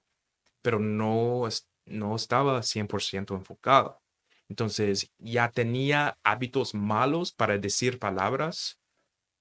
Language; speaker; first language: Spanish; non-native, fluent; English